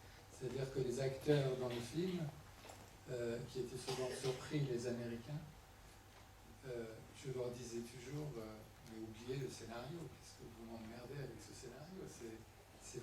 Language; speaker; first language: French; non-native, fluent; Persian